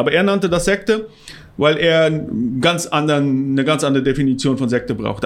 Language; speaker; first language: German; non-native, local second language; Plautdietsch